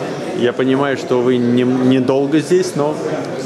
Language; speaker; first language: Russian; native; Russian